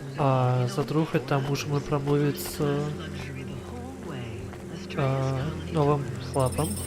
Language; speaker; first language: Czech; non-native, learner; Ukrainian